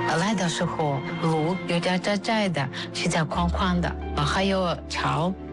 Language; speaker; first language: Chinese; non-native, learner; Russian